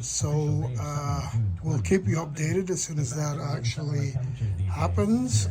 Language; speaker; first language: English; native; English